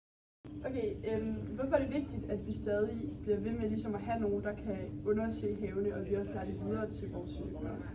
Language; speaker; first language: Danish; native; Danish